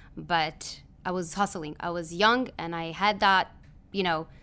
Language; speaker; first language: English; early bilingual, other home language; Hebrew